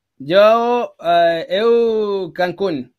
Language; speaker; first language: Portuguese; non-native, learner; Spanish